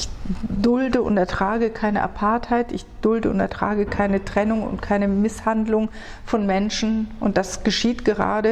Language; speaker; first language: German; early bilingual, other home language; Hebrew